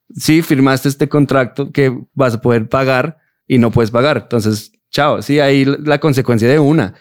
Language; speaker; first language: Spanish; early bilingual, heritage; Spanish